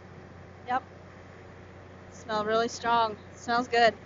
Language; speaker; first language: English; native; English